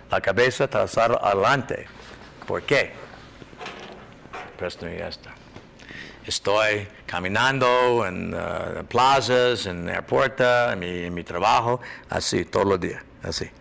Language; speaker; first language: Spanish; non-native, learner; English